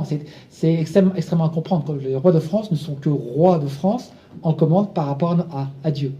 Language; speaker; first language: French; native; French